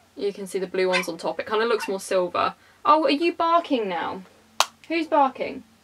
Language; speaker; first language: English; native; English